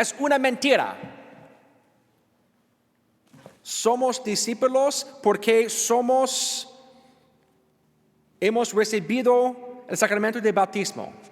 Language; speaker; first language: Spanish; non-native, learner; English